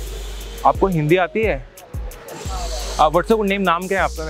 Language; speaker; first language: Hindi; native; Hindi